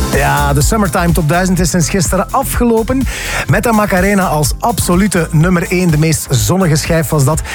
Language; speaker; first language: Dutch; native; Dutch